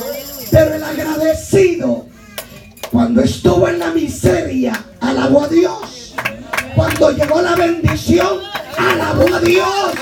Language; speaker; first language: Spanish; native; Spanish